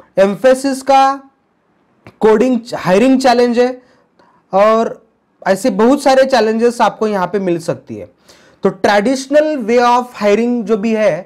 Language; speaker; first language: Hindi; non-native, local second language; Marathi